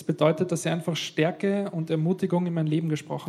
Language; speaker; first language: German; native; German